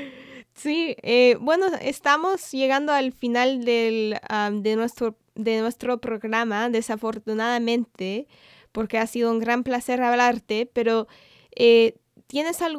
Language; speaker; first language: Spanish; non-native, fluent; English